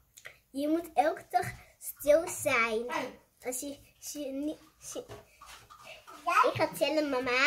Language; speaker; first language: Dutch; early bilingual, other home language; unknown